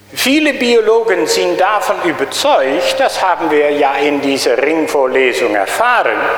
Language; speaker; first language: German; native; German